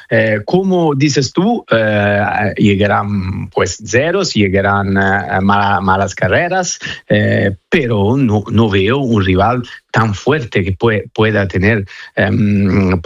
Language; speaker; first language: Spanish; non-native, fluent; Italian